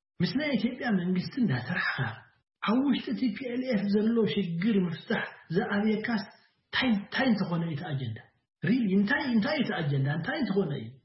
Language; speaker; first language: Tigrinya; native; Tigrinya